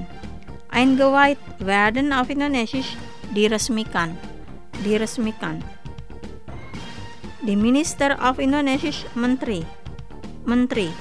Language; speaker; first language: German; non-native, fluent; Indonesian